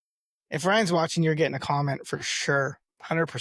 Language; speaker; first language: English; native; English